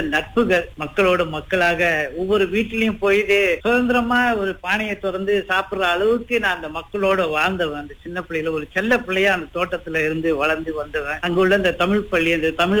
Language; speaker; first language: Tamil; early bilingual, heritage; Tamil